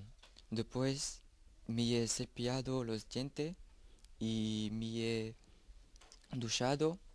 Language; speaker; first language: Spanish; non-native, learner; French